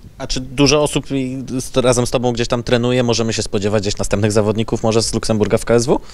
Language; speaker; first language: Polish; native; Polish